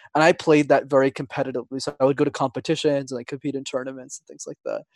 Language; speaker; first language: English; non-native, fluent; Tamil